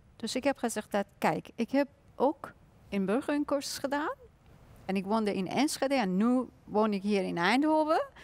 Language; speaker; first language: Dutch; non-native, learner; Persian